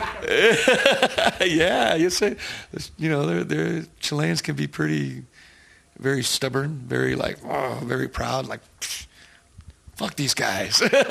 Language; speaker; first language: English; early bilingual, other home language; Spanish